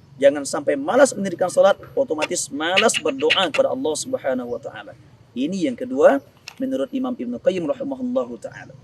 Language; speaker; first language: Indonesian; non-native, local second language; Minangkabau